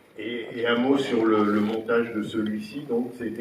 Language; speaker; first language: French; native; French